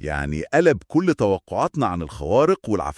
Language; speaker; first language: Arabic; native; Arabic